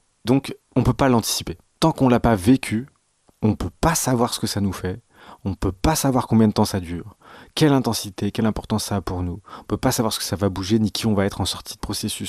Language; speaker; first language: French; native; French